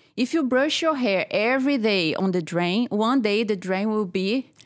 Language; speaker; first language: English; non-native, fluent; Portuguese